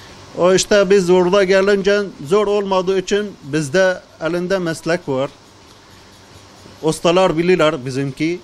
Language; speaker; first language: Turkish; non-native, learner; Arabic